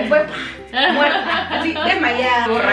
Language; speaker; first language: Spanish; native; Spanish